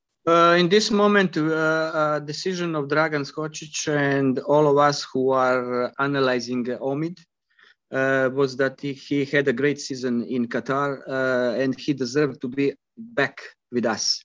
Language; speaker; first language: English; non-native, fluent; Croatian